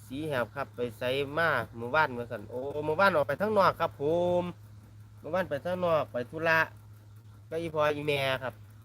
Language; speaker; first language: Thai; native; Thai